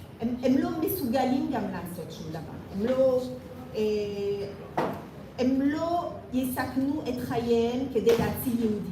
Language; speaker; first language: Hebrew; non-native, fluent; French